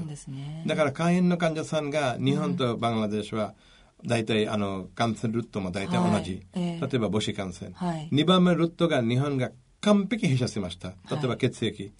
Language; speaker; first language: Japanese; non-native, fluent; Bangla